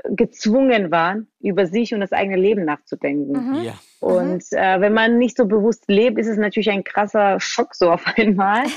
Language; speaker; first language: German; early bilingual, other home language; Georgian